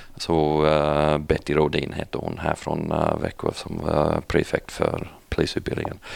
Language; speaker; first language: Swedish; non-native, fluent; English